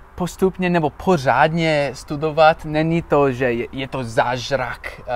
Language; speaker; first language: Czech; non-native, learner; English